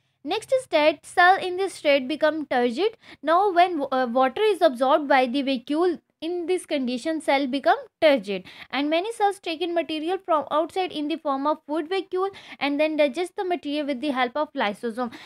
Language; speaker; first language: English; non-native, local second language; Urdu